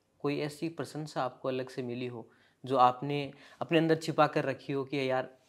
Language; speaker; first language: Hindi; native; Hindi